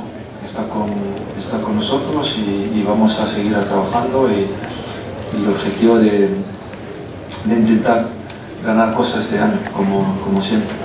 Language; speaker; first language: Spanish; non-native, fluent; French